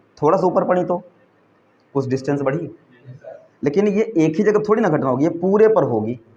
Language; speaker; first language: Hindi; native; Hindi